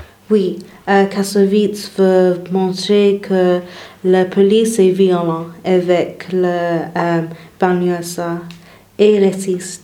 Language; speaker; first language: French; non-native, learner; English